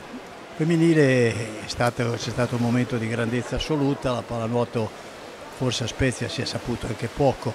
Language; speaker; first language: Italian; native; Italian